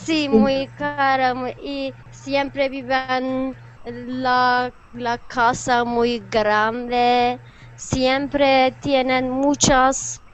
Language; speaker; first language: Spanish; non-native, learner; Turkish